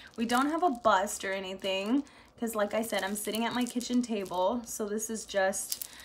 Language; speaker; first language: English; early bilingual, other home language; Spanish